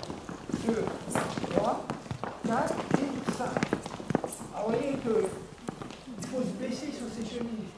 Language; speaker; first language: French; native; French